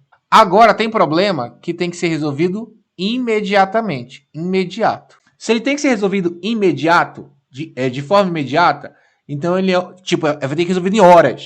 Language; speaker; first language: Portuguese; native; Portuguese